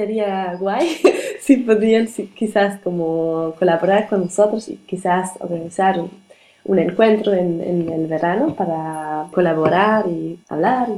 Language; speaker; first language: Spanish; non-native, learner; German